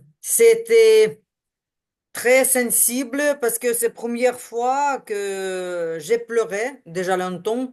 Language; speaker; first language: French; non-native, learner; Ukrainian